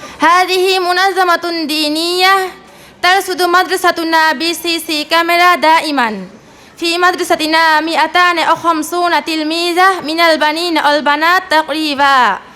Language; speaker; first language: Arabic; non-native, learner; Bangla